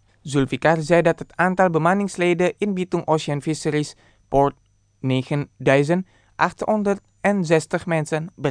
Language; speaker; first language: Dutch; non-native, fluent; Indonesian